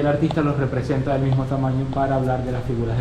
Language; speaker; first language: Spanish; native; Spanish